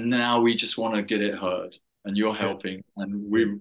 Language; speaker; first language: English; native; English